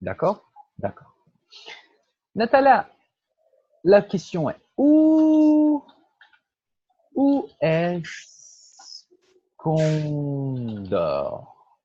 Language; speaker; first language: French; non-native, fluent; Portuguese